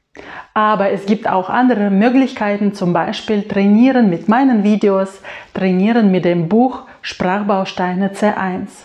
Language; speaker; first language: German; non-native, fluent; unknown